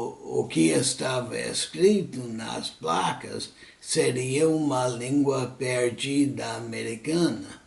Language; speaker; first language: Portuguese; non-native, fluent; English